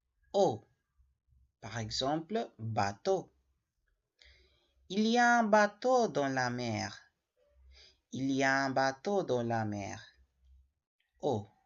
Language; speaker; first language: French; non-native, learner; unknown